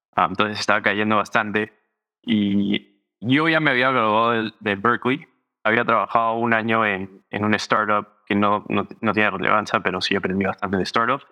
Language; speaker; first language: Spanish; early bilingual, heritage; Spanish